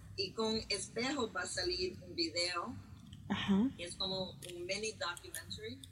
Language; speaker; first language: Spanish; early bilingual, heritage; Spanish